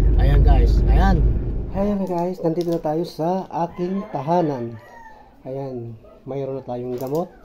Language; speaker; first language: Filipino; non-native, local second language; Bikol